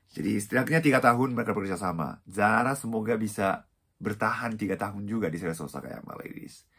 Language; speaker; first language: Indonesian; non-native, fluent; Japanese